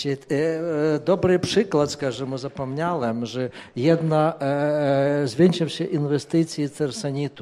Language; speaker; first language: Polish; non-native, fluent; Ukrainian